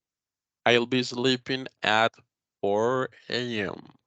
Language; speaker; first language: English; non-native, learner; Spanish